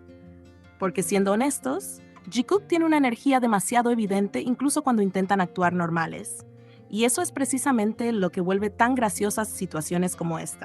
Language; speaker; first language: Spanish; native; Spanish